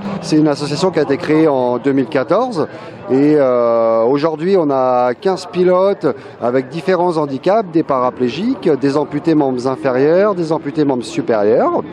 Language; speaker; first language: French; native; French